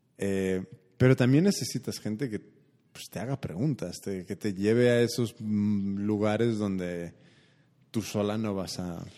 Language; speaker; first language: Spanish; early bilingual, heritage; Spanish